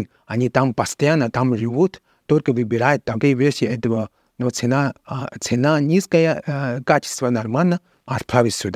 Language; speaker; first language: Russian; non-native, learner; Chinese